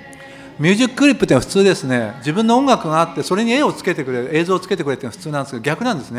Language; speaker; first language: Japanese; native; Japanese